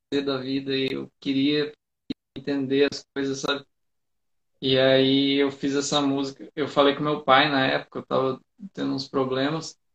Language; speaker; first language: Portuguese; native; Portuguese